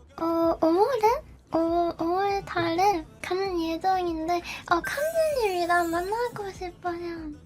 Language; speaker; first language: Korean; non-native, learner; Japanese